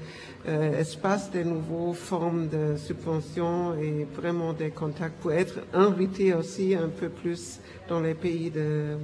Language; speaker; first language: French; non-native, fluent; German